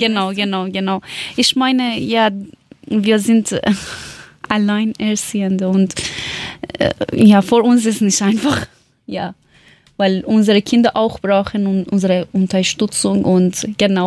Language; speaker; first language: German; non-native, learner; Persian